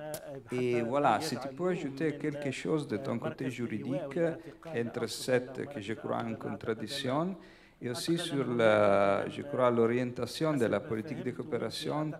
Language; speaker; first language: French; non-native, fluent; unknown